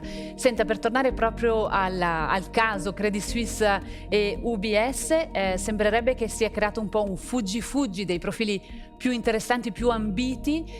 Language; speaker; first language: Italian; native; Italian